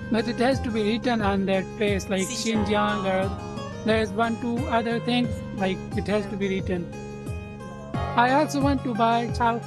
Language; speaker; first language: English; non-native, local second language; Hindi